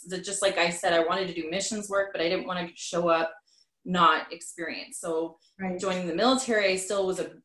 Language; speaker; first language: English; native; English